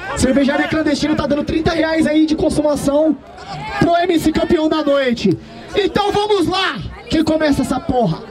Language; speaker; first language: Portuguese; native; Portuguese